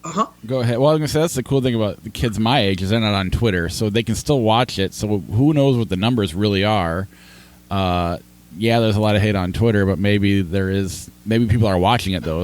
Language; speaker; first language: English; native; English